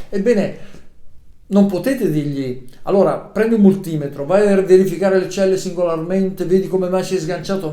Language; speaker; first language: Italian; native; Italian